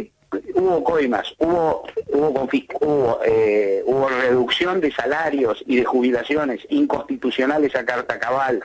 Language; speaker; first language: Spanish; native; Spanish